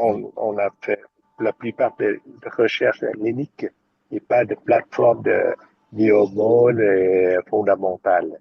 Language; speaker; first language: French; non-native, fluent; Vietnamese